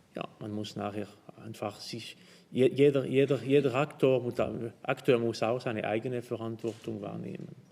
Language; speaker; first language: German; non-native, local second language; French